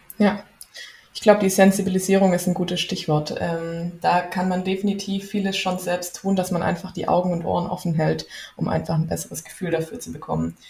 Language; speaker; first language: German; native; German